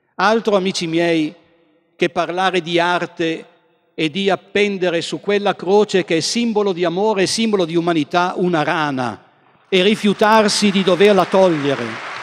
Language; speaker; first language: Italian; native; Italian